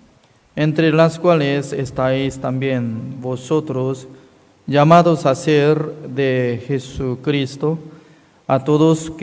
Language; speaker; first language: Spanish; non-native, fluent; Korean